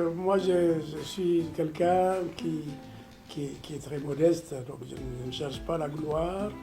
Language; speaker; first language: French; non-native, fluent; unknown